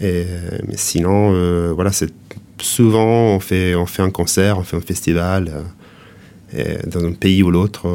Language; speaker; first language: French; non-native, fluent; Italian